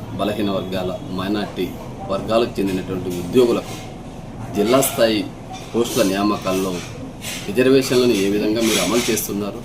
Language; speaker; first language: Telugu; native; Telugu